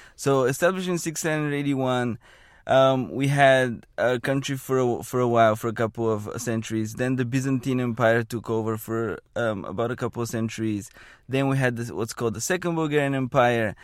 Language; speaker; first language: English; non-native, fluent; Bulgarian